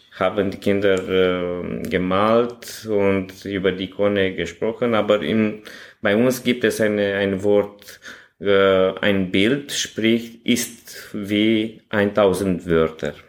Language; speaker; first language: German; non-native, learner; Romanian